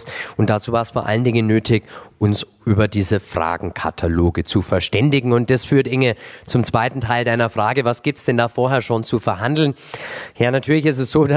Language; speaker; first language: German; native; German